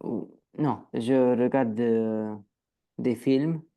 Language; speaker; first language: French; non-native, learner; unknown